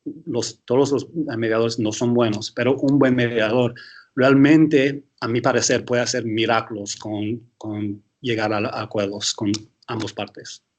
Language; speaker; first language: Spanish; early bilingual, heritage; English